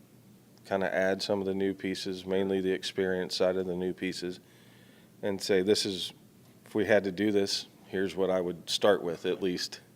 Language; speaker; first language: English; native; English